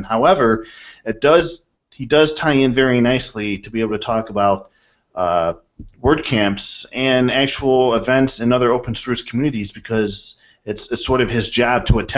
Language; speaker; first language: English; native; English